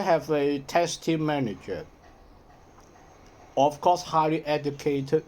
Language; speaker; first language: English; non-native, learner; Cantonese